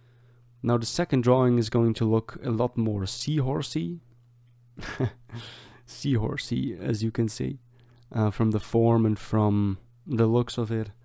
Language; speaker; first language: English; non-native, fluent; German